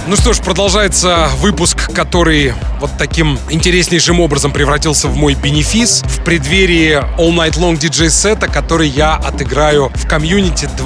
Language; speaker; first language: Russian; native; Russian